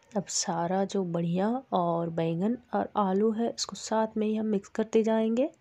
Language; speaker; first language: Hindi; non-native, local second language; Bangla